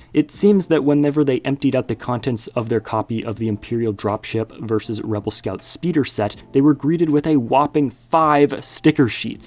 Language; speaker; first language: English; native; English